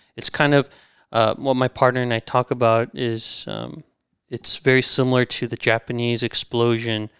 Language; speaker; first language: English; native; English